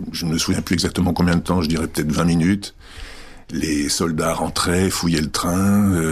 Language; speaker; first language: French; early bilingual, other home language; Czech